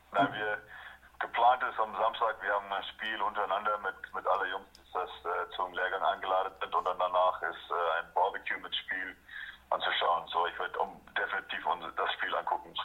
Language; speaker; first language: German; non-native, fluent; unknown